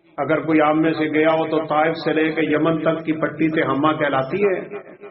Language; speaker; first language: Urdu; non-native, local second language; Punjabi